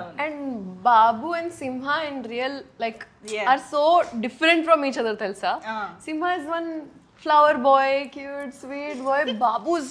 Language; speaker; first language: Telugu; non-native, local second language; Urdu